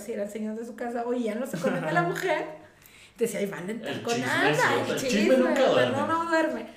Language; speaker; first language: Spanish; native; Spanish